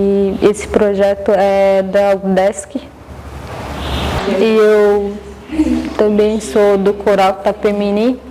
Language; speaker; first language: Portuguese; non-native, local second language; Guarani